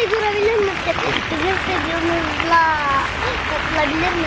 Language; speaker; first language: Turkish; early bilingual, other home language; Arabic